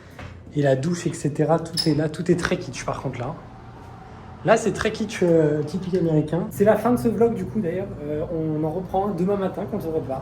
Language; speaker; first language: French; native; French